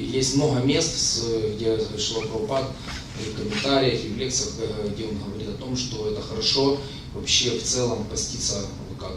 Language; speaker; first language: Russian; native; Russian